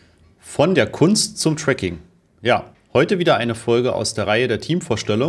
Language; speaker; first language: German; native; German